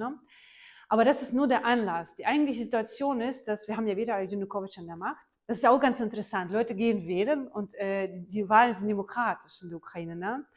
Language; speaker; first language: German; non-native, fluent; Ukrainian